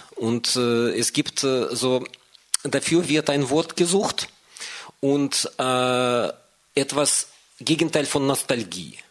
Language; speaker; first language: German; non-native, fluent; Russian